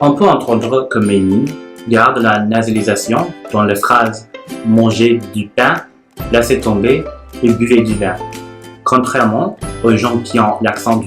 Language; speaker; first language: French; non-native, learner; English